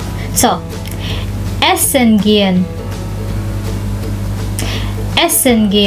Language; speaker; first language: German; non-native, local second language; Filipino